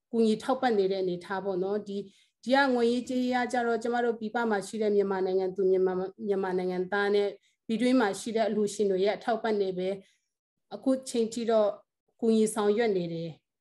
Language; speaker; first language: Burmese; non-native, local second language; Hakha Chin